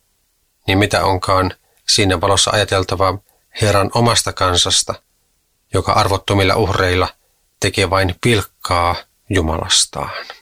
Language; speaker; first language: Finnish; native; Finnish